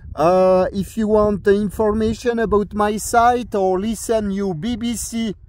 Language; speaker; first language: English; non-native, learner; French